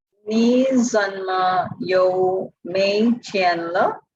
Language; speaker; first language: Chinese; non-native, learner; English